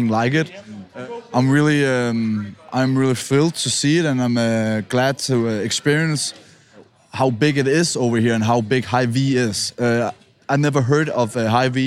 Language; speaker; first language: English; non-native, fluent; Danish